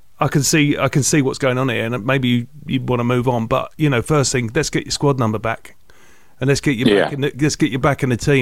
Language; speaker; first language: English; native; English